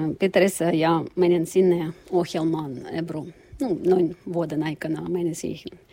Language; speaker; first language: Finnish; non-native, learner; Russian